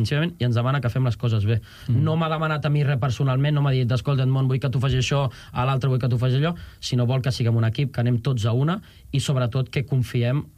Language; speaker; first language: Catalan; native; Catalan